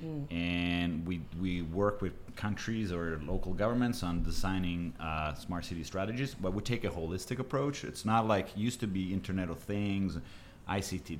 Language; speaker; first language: English; non-native, fluent; Italian